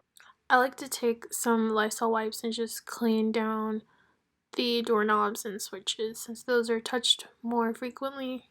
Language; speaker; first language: English; native; English